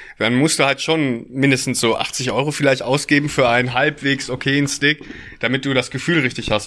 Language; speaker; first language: German; native; German